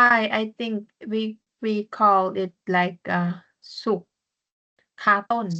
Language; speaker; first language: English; non-native, learner; Thai